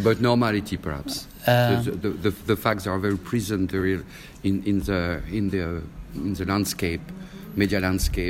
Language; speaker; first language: English; non-native, learner; French